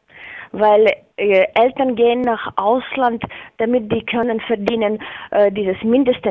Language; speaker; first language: German; non-native, learner; Latvian